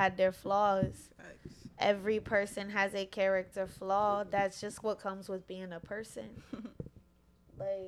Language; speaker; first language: English; early bilingual, other home language; Spanish